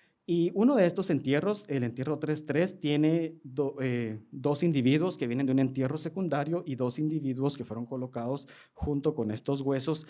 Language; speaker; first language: Spanish; native; Spanish